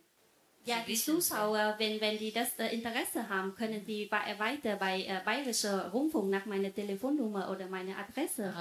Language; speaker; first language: German; non-native, fluent; Vietnamese